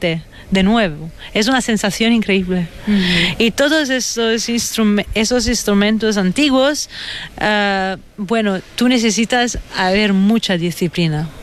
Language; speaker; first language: Spanish; non-native, fluent; Italian